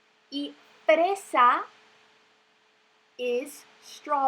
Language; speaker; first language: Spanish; non-native, fluent; English